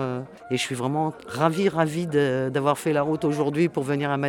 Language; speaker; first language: French; native; French